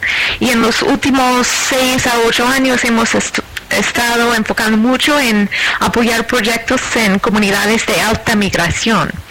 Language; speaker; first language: Spanish; non-native, fluent; English